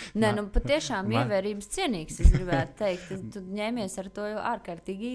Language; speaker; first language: Latvian; native; Latvian